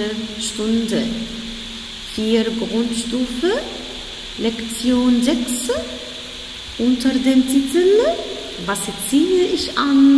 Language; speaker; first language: German; non-native, fluent; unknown